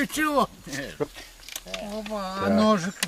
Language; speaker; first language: Russian; native; Russian